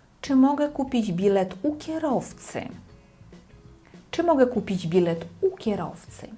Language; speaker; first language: Polish; non-native, fluent; Ukrainian